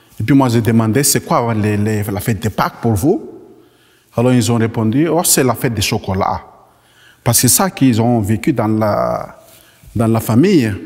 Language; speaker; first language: French; non-native, local second language; Malagasy